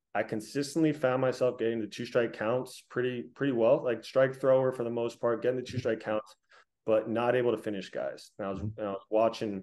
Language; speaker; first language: English; native; English